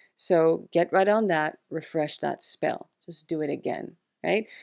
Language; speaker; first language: English; non-native, fluent; French